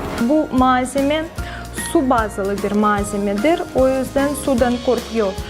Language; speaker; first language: Turkish; non-native, fluent; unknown